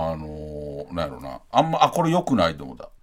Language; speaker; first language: Japanese; native; Japanese